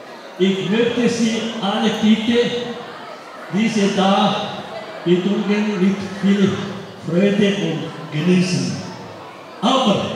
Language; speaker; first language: German; non-native, fluent; Tibetan